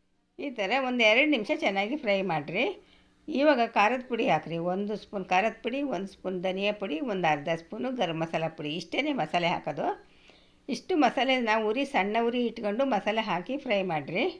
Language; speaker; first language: Kannada; native; Kannada